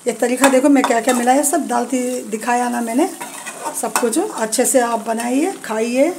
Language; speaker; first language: Hindi; non-native, local second language; Telugu